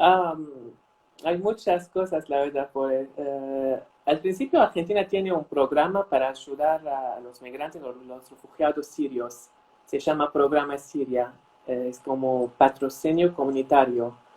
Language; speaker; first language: Spanish; non-native, fluent; Arabic